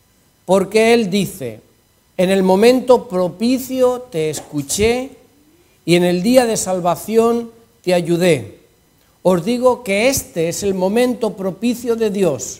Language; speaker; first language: Spanish; native; Spanish